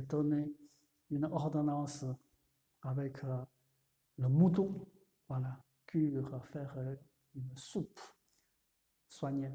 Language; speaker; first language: French; non-native, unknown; Chinese